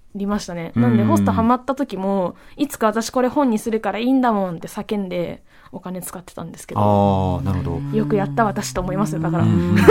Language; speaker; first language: Japanese; native; Japanese